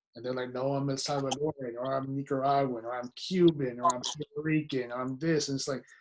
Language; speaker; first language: English; early bilingual, other home language; Spanish